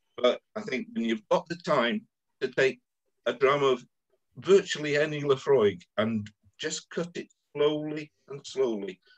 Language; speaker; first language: English; native; English